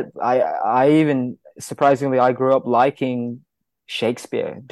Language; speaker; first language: English; non-native, local second language; Malay